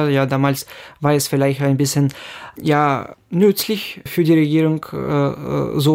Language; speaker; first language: German; non-native, fluent; Ukrainian